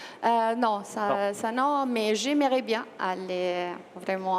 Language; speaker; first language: French; non-native, learner; Italian